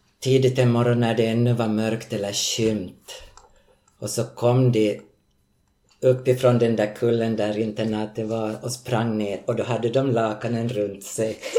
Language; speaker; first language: Swedish; native; Swedish